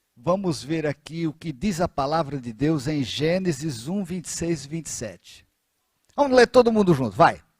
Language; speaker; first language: Portuguese; native; Portuguese